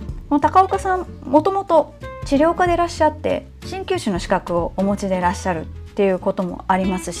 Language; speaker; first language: Japanese; native; Japanese